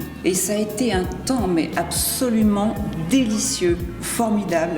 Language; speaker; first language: French; native; French